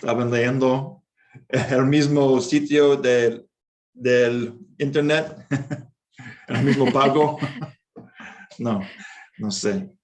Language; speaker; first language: Spanish; non-native, fluent; English